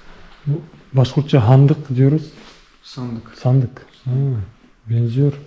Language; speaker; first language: Turkish; non-native, learner; Bashkir